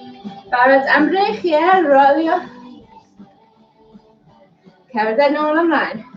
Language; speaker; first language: Welsh; non-native, local second language; English